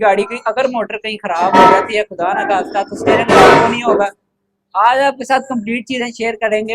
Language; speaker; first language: Urdu; non-native, local second language; Punjabi